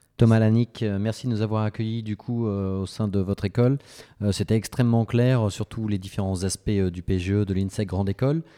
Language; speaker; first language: French; native; French